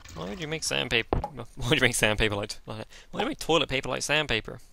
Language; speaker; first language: English; native; English